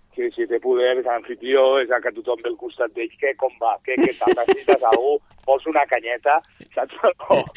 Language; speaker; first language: Catalan; non-native, local second language; Spanish